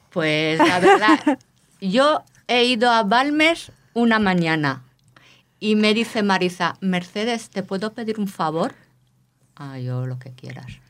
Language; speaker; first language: Spanish; native; Spanish